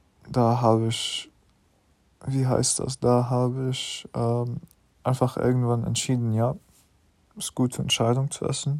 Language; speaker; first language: German; non-native, learner; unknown